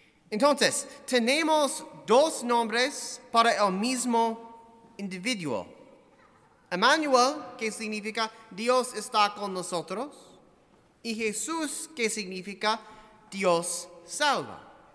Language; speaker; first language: Spanish; non-native, fluent; English